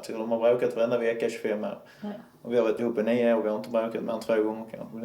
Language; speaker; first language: Swedish; native; Swedish